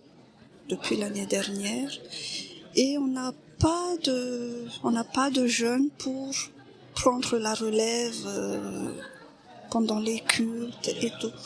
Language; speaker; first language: French; non-native, local second language; Malagasy